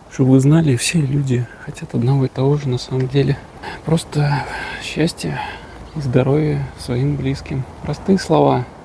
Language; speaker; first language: Russian; native; Russian